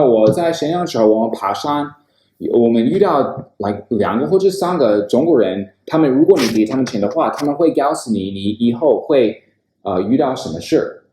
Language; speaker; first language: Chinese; non-native, fluent; English